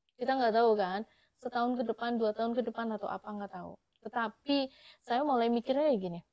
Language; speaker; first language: Indonesian; native; Indonesian